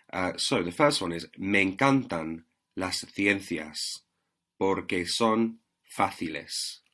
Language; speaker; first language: Spanish; non-native, fluent; English